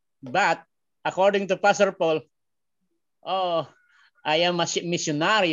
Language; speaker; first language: English; non-native, learner; Filipino